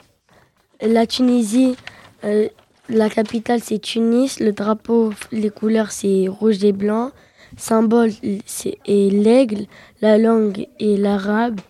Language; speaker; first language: French; early bilingual, other home language; Arabic